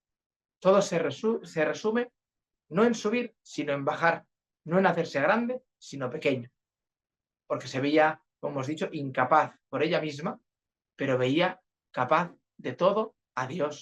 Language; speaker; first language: Spanish; native; Spanish